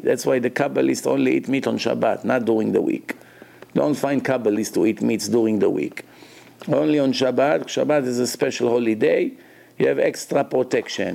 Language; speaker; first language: English; non-native, fluent; Hebrew